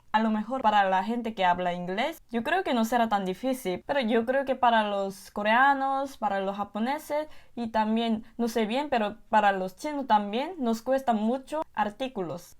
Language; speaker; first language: Spanish; non-native, fluent; Korean